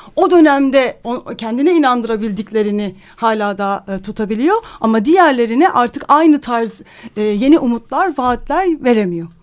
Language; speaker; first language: Turkish; native; Turkish